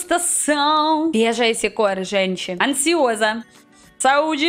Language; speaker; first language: Portuguese; non-native, learner; Russian